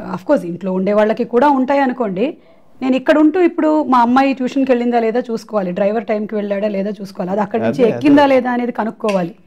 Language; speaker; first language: Telugu; non-native, local second language; Malayalam